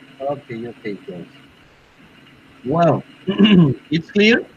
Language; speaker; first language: English; non-native, learner; Spanish